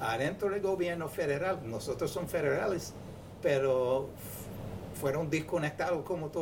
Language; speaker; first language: Spanish; non-native, fluent; English